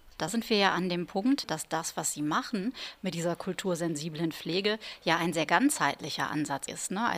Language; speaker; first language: German; native; German